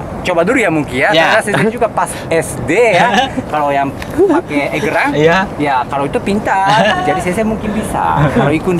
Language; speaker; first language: Indonesian; non-native, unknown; Japanese